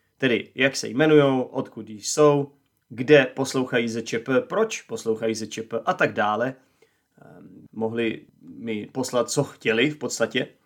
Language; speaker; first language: Czech; native; Czech